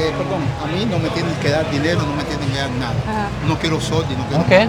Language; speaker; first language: Spanish; native; Spanish